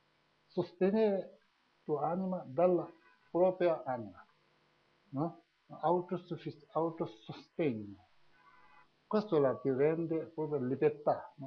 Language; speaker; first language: Italian; non-native, learner; Tibetan